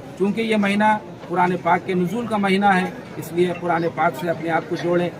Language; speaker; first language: Urdu; native; Urdu